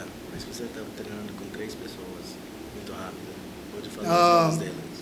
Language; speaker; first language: Portuguese; non-native, learner; English